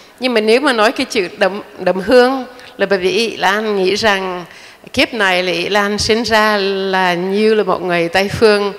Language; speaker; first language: Vietnamese; non-native, fluent; English